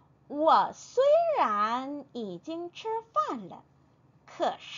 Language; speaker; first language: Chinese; non-native, fluent; Korean